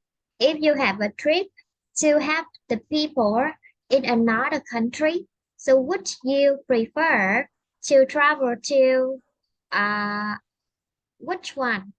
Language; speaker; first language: English; non-native, fluent; Vietnamese